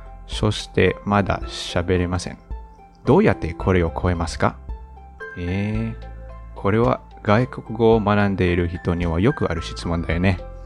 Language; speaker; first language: Japanese; non-native, fluent; English